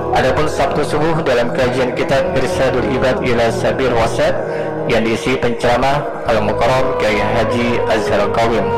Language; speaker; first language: Malay; native; Malay